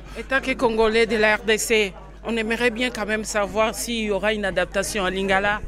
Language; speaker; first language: French; non-native, local second language; Lingala